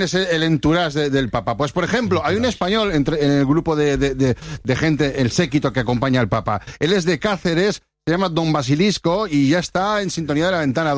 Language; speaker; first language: Spanish; native; Spanish